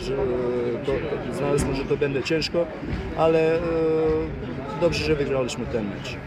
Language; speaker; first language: Polish; non-native, fluent; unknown